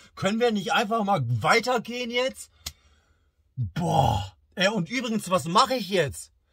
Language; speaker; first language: German; early bilingual, other home language; Bosnian